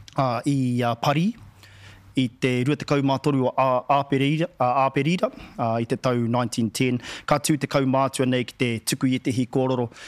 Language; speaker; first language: Māori; non-native, local second language; English